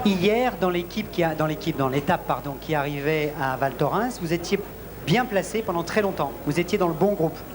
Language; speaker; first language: French; native; French